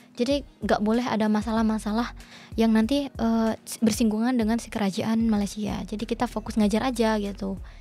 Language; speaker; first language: Indonesian; non-native, local second language; Madurese